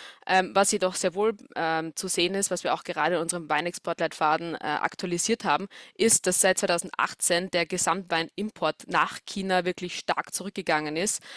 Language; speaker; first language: German; native; German